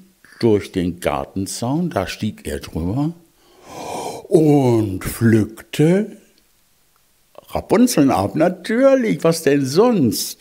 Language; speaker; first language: German; native; German